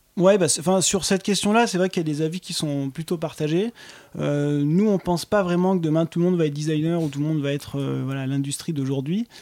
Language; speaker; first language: French; native; French